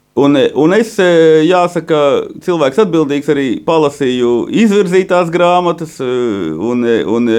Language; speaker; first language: Latvian; native; Latvian